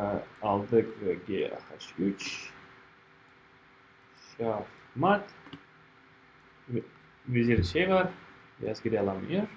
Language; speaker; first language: Turkish; non-native, fluent; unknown